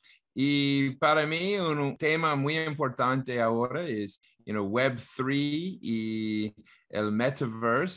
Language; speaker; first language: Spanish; non-native, learner; English